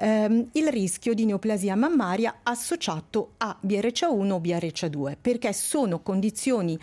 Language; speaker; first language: Italian; native; Italian